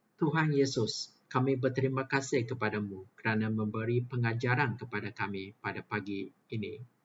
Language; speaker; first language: Malay; non-native, local second language; Chinese